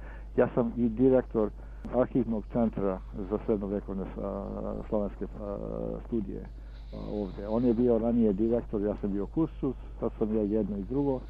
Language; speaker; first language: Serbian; early bilingual, heritage; Serbian